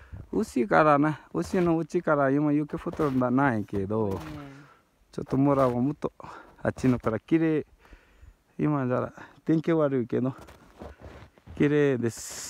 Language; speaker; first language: Japanese; non-native, learner; Hindi